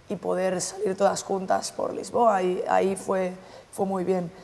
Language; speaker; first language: Spanish; native; Spanish